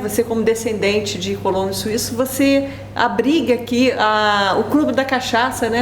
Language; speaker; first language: Portuguese; native; Portuguese